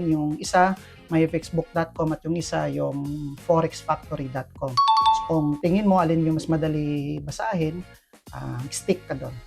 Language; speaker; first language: Filipino; native; Filipino